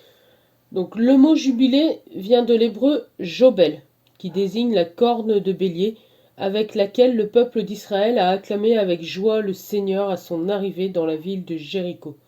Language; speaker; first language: French; native; French